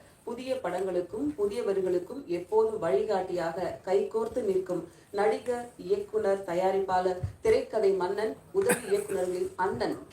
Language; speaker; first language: Tamil; native; Tamil